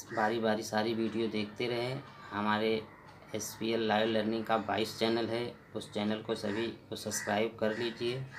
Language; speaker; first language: Hindi; native; Hindi